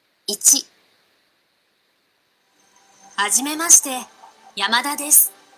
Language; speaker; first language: Japanese; non-native, learner; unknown